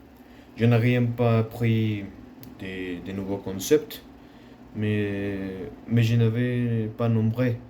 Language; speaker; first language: French; non-native, learner; Spanish